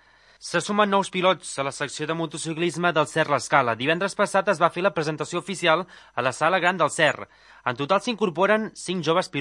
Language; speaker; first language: Catalan; native; Catalan